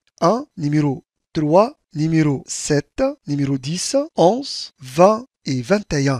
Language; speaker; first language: French; non-native, local second language; Arabic